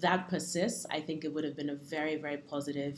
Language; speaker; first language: English; native; English